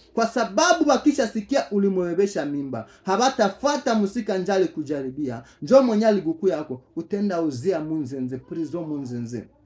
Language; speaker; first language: Swahili; native; Swahili